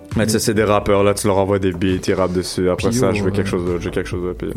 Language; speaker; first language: French; non-native, local second language; Arabic